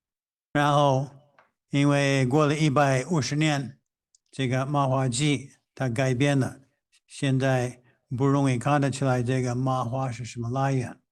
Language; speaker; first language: Chinese; non-native, fluent; English